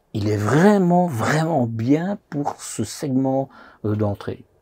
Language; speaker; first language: French; native; French